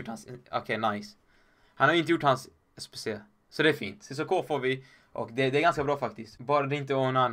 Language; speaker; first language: Swedish; native; Swedish